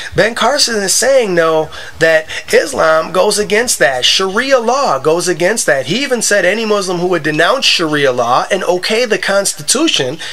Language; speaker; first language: English; native; English